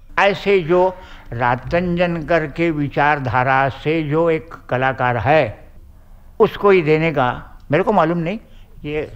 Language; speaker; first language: Hindi; non-native, local second language; Marathi